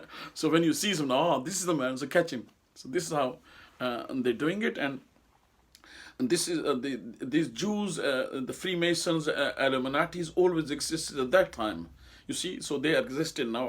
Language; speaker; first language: English; non-native, local second language; Urdu